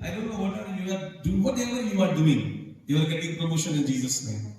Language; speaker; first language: English; non-native, local second language; Hindi